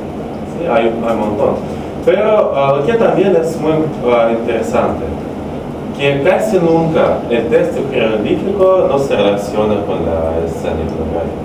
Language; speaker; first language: Spanish; non-native, fluent; Russian